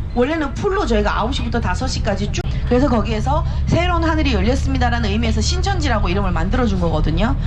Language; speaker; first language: Korean; early bilingual, heritage; Korean